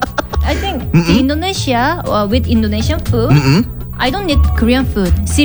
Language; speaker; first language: English; non-native, learner; Korean